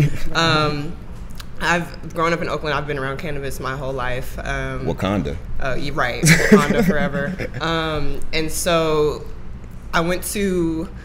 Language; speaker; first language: English; native; English